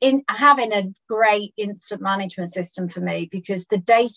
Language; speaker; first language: English; native; English